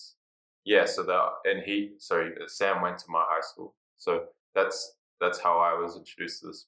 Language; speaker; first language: English; native; English